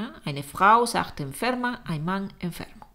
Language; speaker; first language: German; non-native, fluent; Spanish